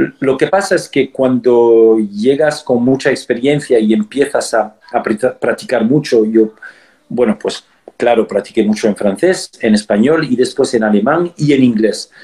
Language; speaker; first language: Spanish; early bilingual, heritage; Spanish